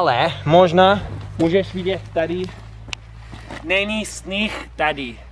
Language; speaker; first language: Czech; non-native, learner; English